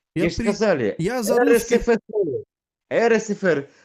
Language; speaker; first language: Russian; native; Russian